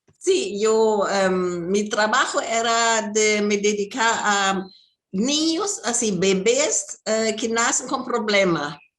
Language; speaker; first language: Spanish; non-native, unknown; German